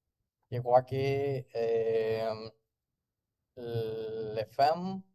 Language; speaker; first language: French; non-native, learner; Spanish